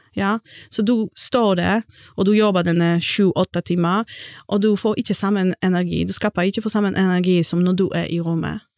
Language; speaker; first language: Norwegian; non-native, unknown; Polish